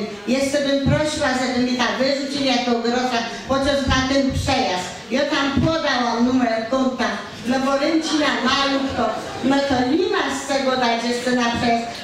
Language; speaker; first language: Polish; native; Polish